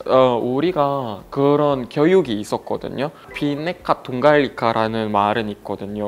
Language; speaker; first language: Korean; non-native, fluent; Indonesian